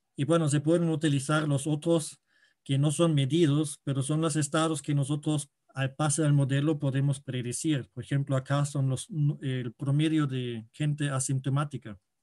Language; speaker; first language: Spanish; non-native, fluent; German